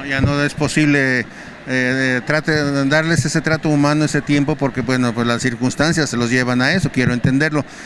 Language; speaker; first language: Spanish; native; Spanish